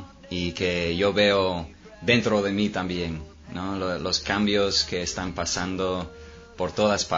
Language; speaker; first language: Spanish; non-native, fluent; English